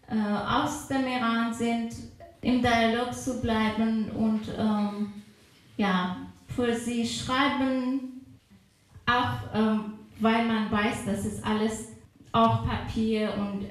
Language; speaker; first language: German; non-native, fluent; Persian